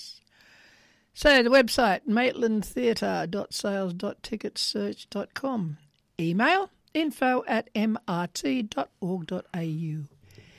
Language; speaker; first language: English; native; English